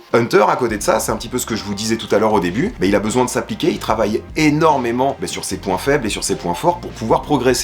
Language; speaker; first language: French; native; French